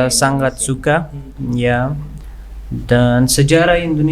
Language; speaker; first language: Indonesian; non-native, learner; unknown